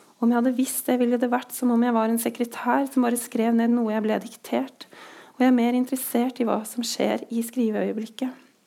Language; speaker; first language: Norwegian; native; Norwegian